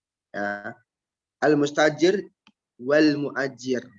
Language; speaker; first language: Arabic; non-native, fluent; Indonesian